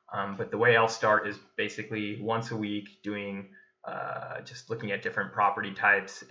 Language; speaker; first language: English; native; English